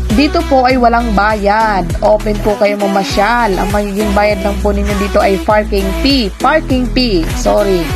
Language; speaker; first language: Filipino; non-native, local second language; Bikol